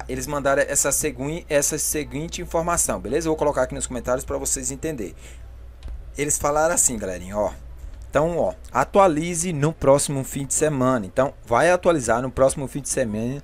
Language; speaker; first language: Portuguese; native; Portuguese